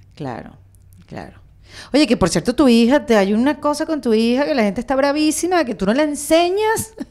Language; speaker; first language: Spanish; native; Spanish